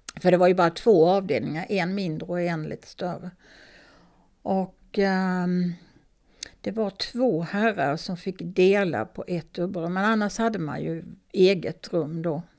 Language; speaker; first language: Swedish; native; Swedish